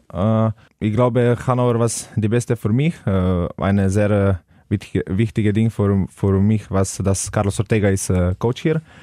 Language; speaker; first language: German; non-native, learner; Slovenian